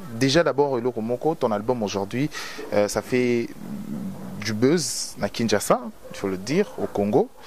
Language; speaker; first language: French; non-native, local second language; Lingala